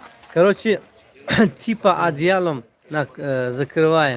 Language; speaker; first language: Russian; non-native, local second language; Tajik